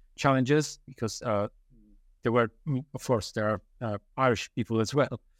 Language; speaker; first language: English; non-native, learner; Italian